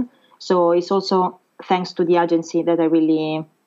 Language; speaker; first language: English; non-native, fluent; Italian